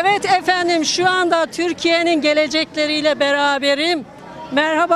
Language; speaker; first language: Turkish; native; Turkish